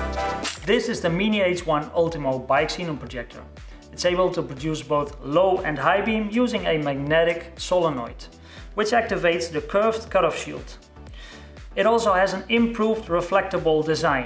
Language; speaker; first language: English; non-native, fluent; Dutch